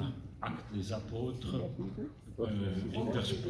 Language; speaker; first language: German; non-native, local second language; French